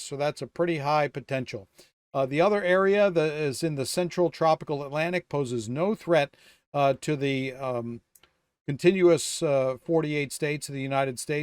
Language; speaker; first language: English; native; English